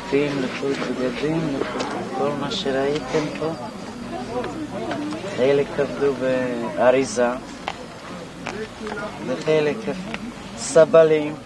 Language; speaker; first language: Hebrew; non-native, fluent; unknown